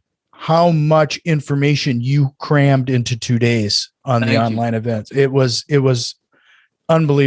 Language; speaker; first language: English; native; English